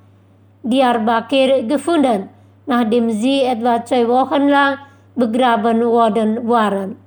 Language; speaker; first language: German; non-native, fluent; Indonesian